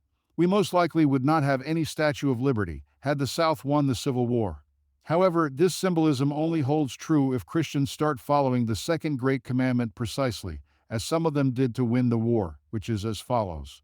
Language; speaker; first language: English; native; English